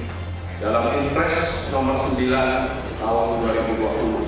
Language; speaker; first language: Indonesian; native; Indonesian